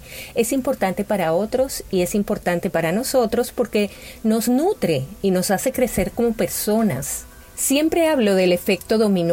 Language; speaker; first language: Spanish; native; Spanish